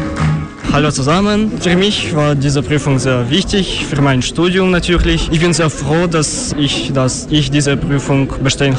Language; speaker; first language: German; non-native, fluent; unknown